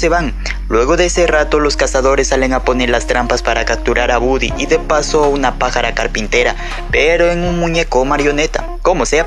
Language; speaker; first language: Spanish; native; Spanish